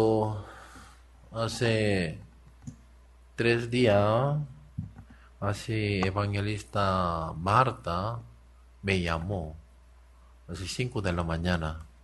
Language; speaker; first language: Spanish; non-native, learner; Korean